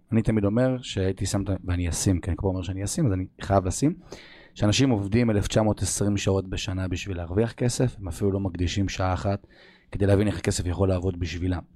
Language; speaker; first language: Hebrew; native; Hebrew